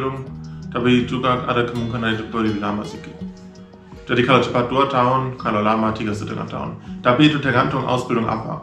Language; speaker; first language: Indonesian; non-native, learner; German